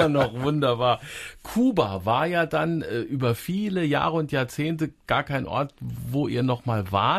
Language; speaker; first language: German; native; German